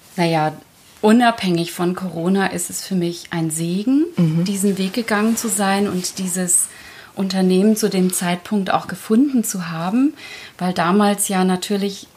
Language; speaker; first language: German; early bilingual, other home language; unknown